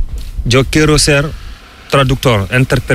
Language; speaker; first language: Spanish; non-native, learner; Fula